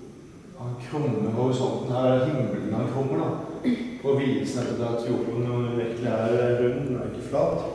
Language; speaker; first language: Norwegian; native; Norwegian